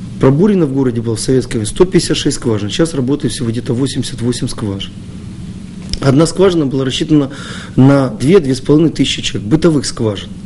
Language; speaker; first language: Russian; native; Russian